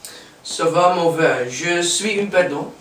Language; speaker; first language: French; non-native, learner; English